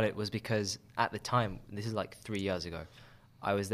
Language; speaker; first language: English; native; English